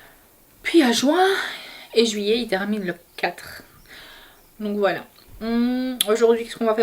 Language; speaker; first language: French; native; French